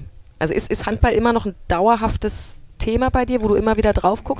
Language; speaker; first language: German; native; German